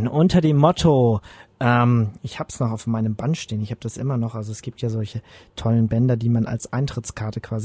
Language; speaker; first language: German; native; German